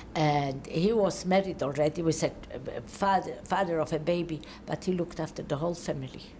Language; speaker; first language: English; non-native, fluent; Polish